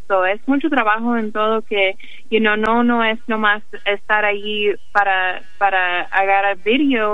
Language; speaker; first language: Spanish; early bilingual, heritage; English